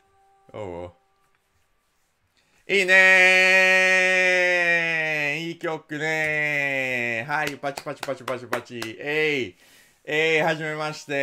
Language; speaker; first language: Japanese; non-native, learner; English